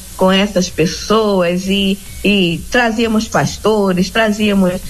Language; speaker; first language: Portuguese; native; Portuguese